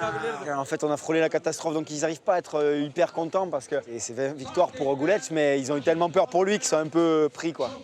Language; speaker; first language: French; native; French